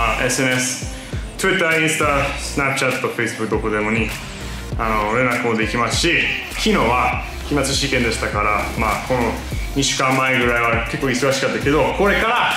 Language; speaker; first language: Japanese; non-native, fluent; English